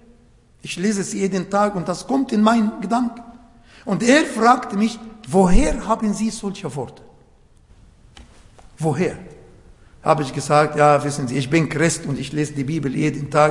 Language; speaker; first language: German; non-native, learner; Arabic